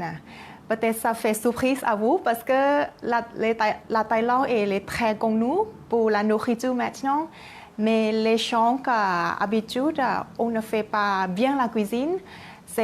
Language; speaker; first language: French; non-native, learner; Thai